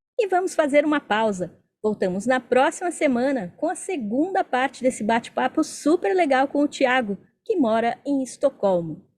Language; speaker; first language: Portuguese; native; Portuguese